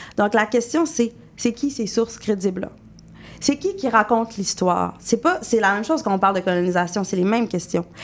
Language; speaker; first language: French; native; French